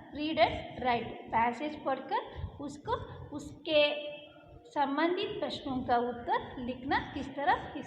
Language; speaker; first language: Hindi; non-native, local second language; Kannada